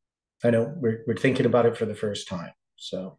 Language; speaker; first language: English; native; English